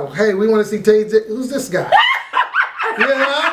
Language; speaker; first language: English; native; English